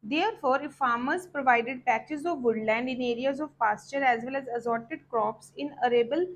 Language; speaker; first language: English; non-native, local second language; Punjabi